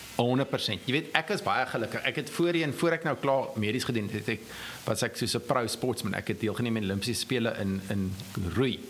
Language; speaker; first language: Afrikaans; non-native, local second language; English